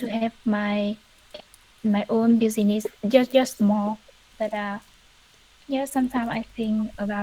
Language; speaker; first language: English; non-native, learner; Vietnamese